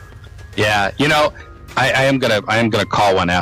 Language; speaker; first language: English; native; English